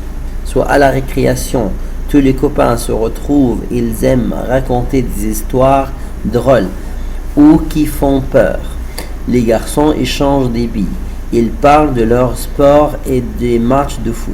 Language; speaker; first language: French; non-native, fluent; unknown